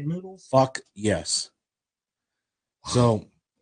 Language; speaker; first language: English; native; English